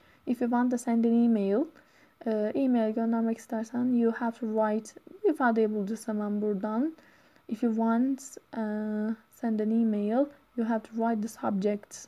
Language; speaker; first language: English; non-native, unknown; Turkish